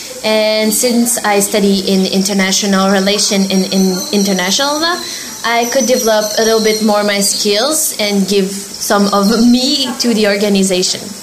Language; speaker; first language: English; non-native, fluent; French